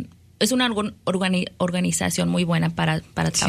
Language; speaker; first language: Spanish; early bilingual, other home language; English